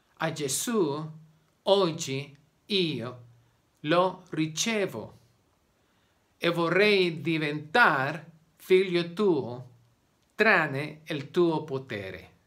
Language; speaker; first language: Italian; non-native, learner; Spanish